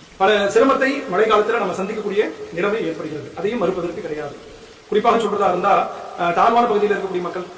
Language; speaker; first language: Tamil; native; Tamil